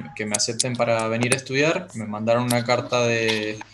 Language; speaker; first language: Spanish; native; Spanish